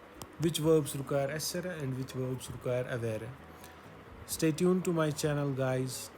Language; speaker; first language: Italian; non-native, learner; English